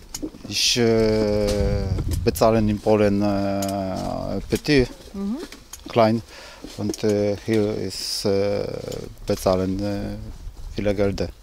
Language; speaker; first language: German; non-native, learner; Polish